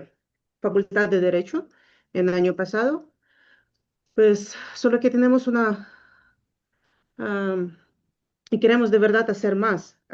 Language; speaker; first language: Spanish; non-native, learner; Ukrainian